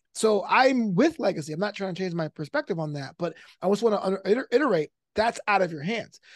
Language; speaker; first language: English; native; English